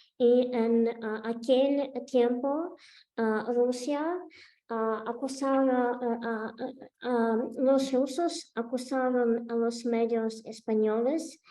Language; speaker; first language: Spanish; non-native, fluent; Ukrainian